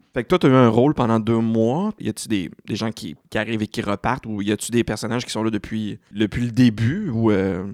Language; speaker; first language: French; native; French